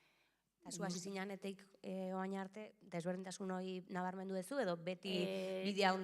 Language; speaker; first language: Basque; native; Basque